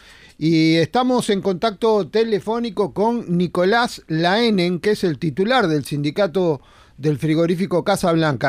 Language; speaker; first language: Spanish; native; Spanish